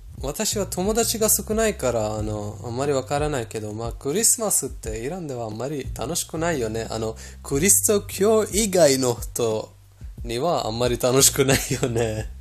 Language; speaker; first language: Japanese; non-native, fluent; Persian